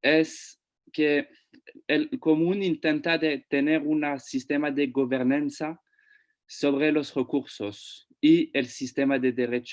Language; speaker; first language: Spanish; non-native, fluent; French